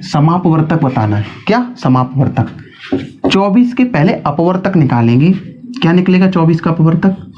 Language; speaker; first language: Hindi; native; Hindi